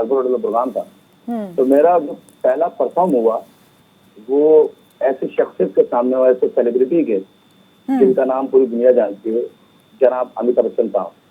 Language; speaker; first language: Hindi; native; Hindi